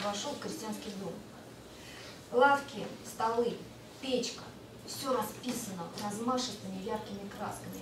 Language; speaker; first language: Russian; native; Russian